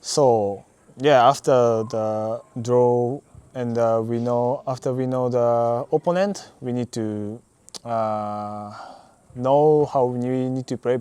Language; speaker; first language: English; non-native, learner; Japanese